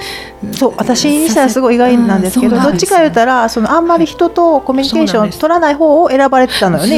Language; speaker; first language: Japanese; native; Japanese